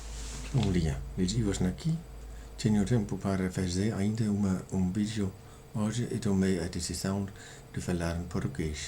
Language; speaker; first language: Portuguese; non-native, learner; Danish